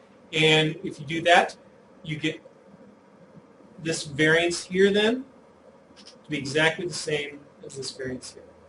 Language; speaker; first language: English; native; English